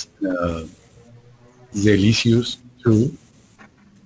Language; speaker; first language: English; non-native, learner; Spanish